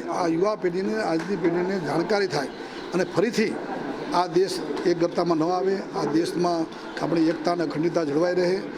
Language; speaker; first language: Gujarati; native; Gujarati